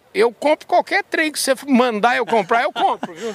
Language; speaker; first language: Portuguese; native; Portuguese